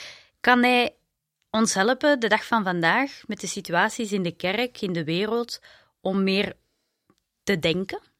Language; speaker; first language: Dutch; native; Dutch